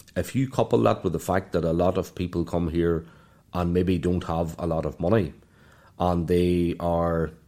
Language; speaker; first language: English; native; English